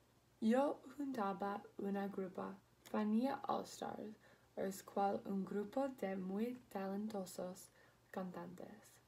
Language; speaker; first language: Spanish; non-native, learner; English